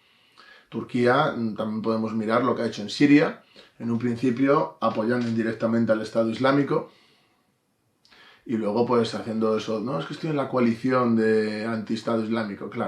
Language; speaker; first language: Spanish; native; Spanish